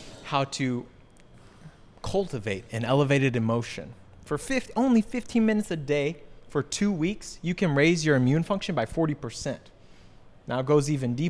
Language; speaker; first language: English; native; English